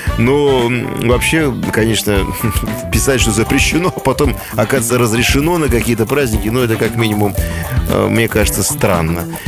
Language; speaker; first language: Russian; native; Russian